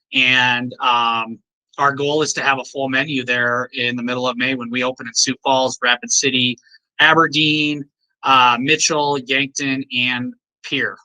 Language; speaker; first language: English; native; English